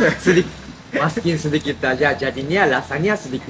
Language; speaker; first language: Indonesian; non-native, fluent; Japanese